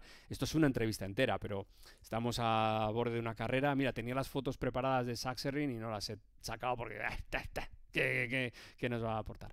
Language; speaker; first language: Spanish; native; Spanish